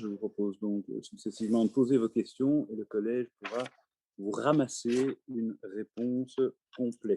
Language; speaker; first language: French; native; French